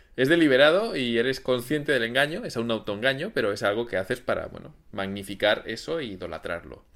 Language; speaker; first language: Spanish; native; Spanish